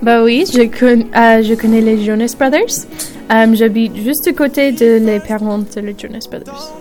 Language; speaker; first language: French; non-native, learner; English